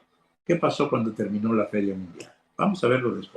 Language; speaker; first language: Spanish; native; Spanish